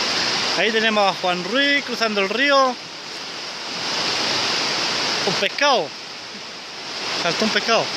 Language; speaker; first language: Spanish; native; Spanish